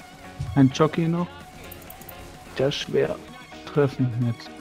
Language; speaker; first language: German; native; German